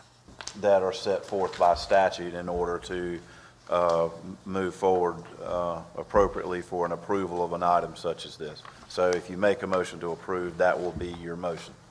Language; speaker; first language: English; native; English